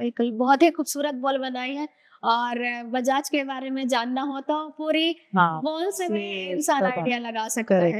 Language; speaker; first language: Hindi; native; Hindi